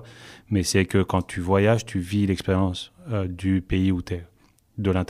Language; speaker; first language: French; native; French